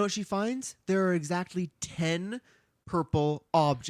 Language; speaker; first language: English; native; English